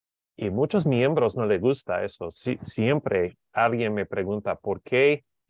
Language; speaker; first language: Spanish; non-native, learner; English